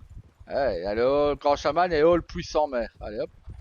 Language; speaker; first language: French; native; French